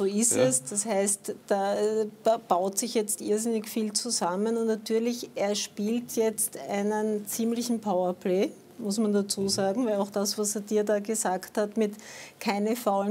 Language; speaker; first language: German; native; German